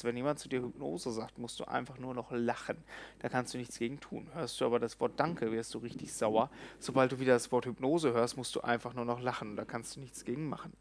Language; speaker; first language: German; native; German